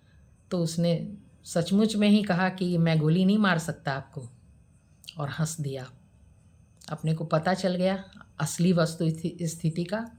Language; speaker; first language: Hindi; native; Hindi